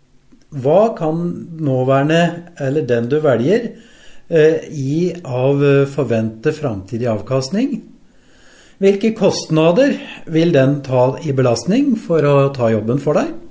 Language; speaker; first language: Norwegian; native; Norwegian